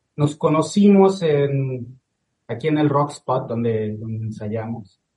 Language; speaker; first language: Spanish; native; Spanish